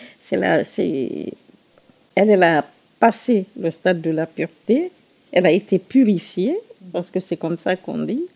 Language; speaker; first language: French; non-native, local second language; Susu